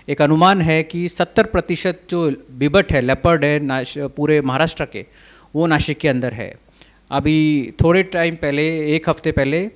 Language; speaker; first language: Hindi; native; Hindi